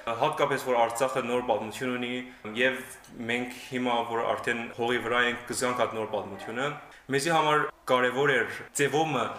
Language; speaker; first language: Armenian; early bilingual, heritage; Armenian